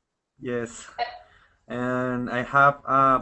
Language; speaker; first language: English; non-native, learner; Spanish